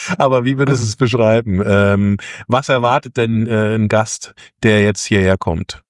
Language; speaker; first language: German; native; German